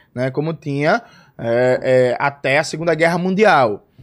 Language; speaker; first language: Portuguese; native; Portuguese